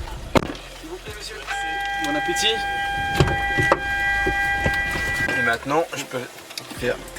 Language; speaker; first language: French; non-native, learner; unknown